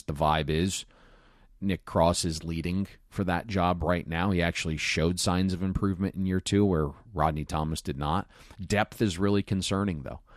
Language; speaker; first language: English; native; English